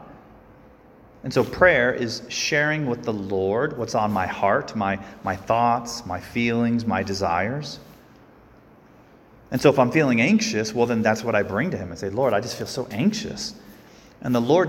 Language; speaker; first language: English; native; English